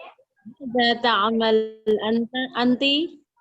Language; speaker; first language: Arabic; non-native, learner; Indonesian